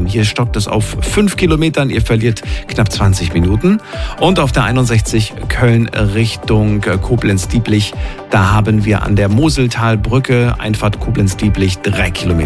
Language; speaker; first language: German; native; German